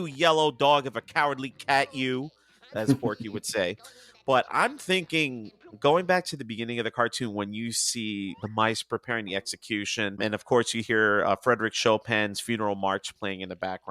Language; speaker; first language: English; native; English